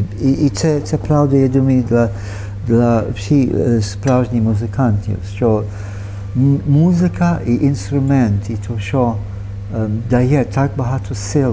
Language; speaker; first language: Ukrainian; early bilingual, heritage; Ukrainian